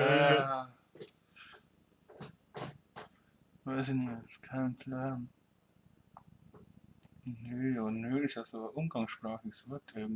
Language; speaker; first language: German; native; German